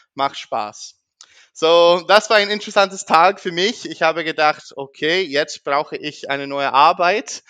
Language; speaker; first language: German; non-native, learner; English